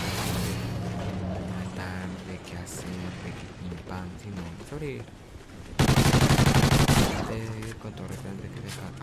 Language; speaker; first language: Spanish; native; Spanish